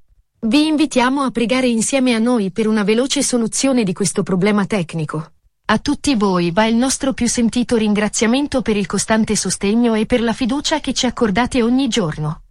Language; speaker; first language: Italian; native; Italian